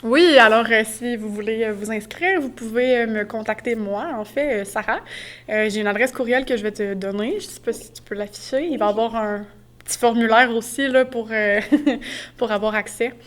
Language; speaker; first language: French; native; French